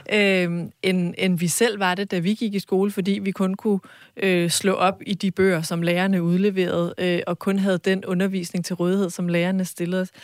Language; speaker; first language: Danish; early bilingual, other home language; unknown